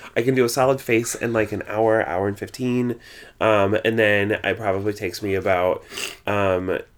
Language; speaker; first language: English; native; English